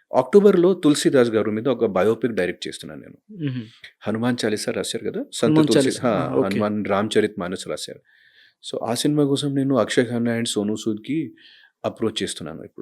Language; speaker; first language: Telugu; non-native, fluent; Hindi